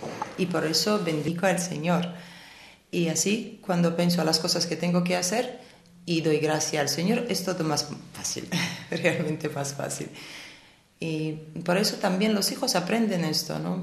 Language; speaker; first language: Spanish; non-native, fluent; Armenian